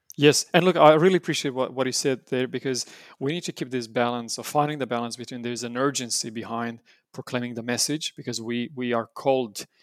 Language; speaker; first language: English; non-native, fluent; Romanian